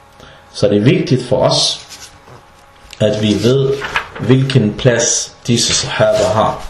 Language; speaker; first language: Danish; early bilingual, other home language; Arabic